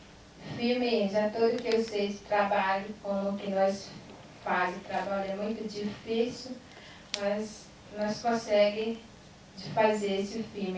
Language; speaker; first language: Portuguese; non-native, learner; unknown